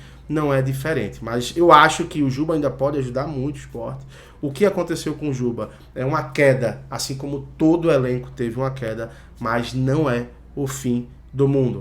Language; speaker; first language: Portuguese; native; Portuguese